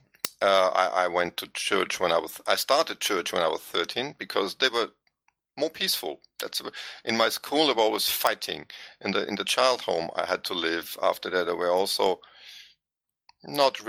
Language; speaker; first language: English; non-native, fluent; German